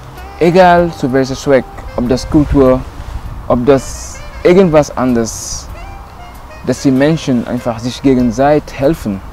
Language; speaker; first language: German; non-native, local second language; Wolof